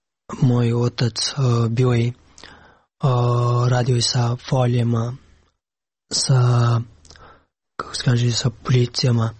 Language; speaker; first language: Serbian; non-native, learner; Pashto